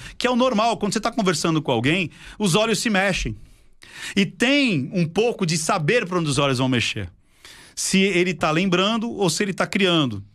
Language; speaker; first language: Portuguese; native; Portuguese